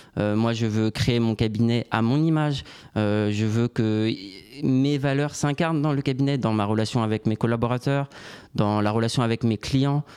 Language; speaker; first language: French; native; French